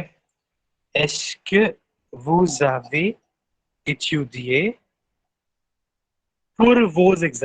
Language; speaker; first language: French; non-native, fluent; Hindi